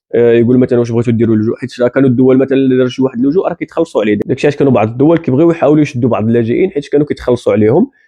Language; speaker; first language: Arabic; native; Arabic